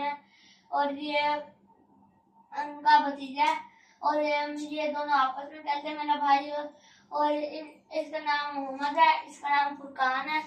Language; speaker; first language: Hindi; native; Hindi